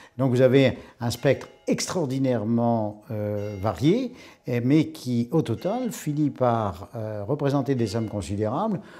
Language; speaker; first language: French; native; French